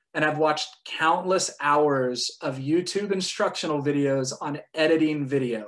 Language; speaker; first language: English; native; English